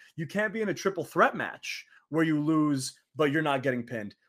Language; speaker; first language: English; early bilingual, other home language; Arabic